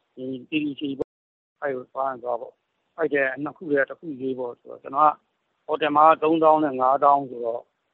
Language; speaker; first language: Burmese; native; Burmese